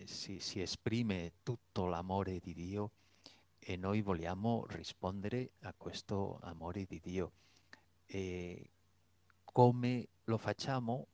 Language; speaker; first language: Italian; non-native, fluent; Spanish